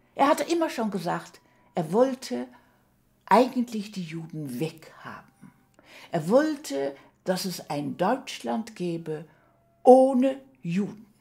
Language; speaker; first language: German; early bilingual, heritage; German